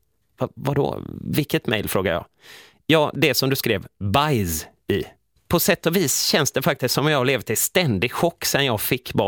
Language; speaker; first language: Swedish; native; Swedish